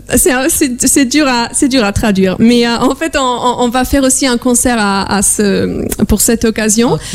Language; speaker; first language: French; non-native, fluent; Polish